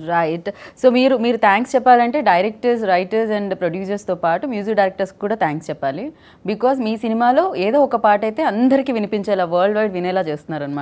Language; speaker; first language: Telugu; native; Telugu